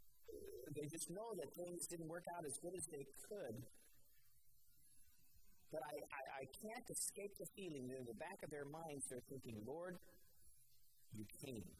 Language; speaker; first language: English; native; English